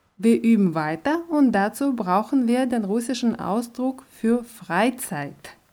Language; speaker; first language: German; non-native, fluent; Russian